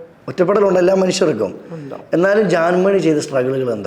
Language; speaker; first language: Malayalam; native; Malayalam